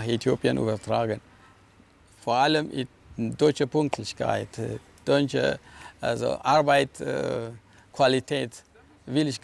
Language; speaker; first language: German; non-native, fluent; Amharic